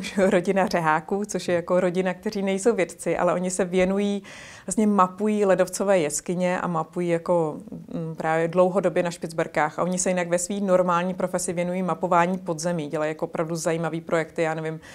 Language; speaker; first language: Czech; native; Czech